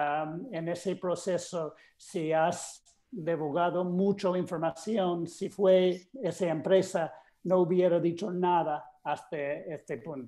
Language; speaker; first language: Spanish; non-native, fluent; English